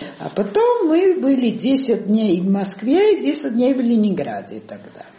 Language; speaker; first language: Russian; non-native, fluent; Italian